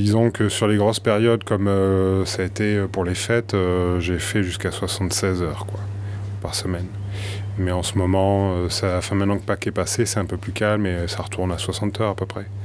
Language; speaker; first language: French; native; French